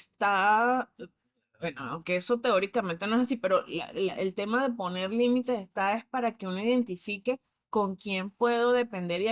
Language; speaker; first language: Spanish; native; Spanish